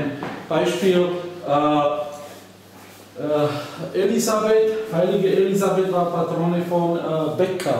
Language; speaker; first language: German; non-native, learner; Slovak